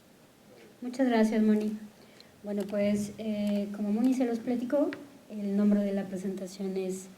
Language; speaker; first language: Spanish; native; Spanish